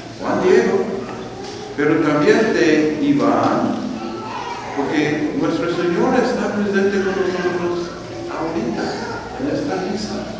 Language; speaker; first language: Spanish; non-native, fluent; English